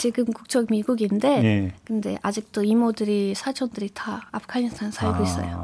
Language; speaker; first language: Korean; non-native, learner; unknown